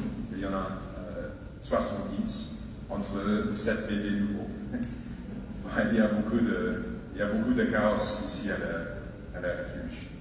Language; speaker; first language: French; non-native, fluent; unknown